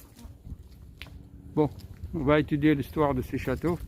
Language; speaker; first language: French; non-native, fluent; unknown